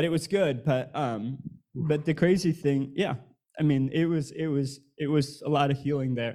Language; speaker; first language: English; native; English